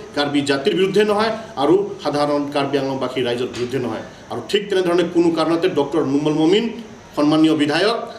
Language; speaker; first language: Assamese; non-native, local second language; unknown